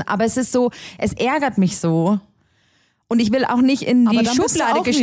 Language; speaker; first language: German; native; German